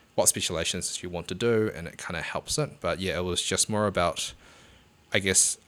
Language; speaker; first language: English; native; English